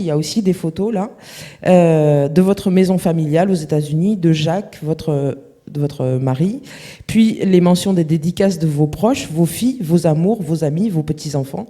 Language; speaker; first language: French; native; French